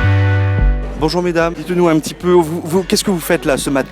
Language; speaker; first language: French; native; French